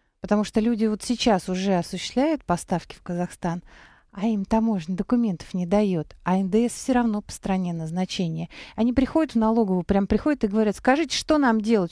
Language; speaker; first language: Russian; native; Russian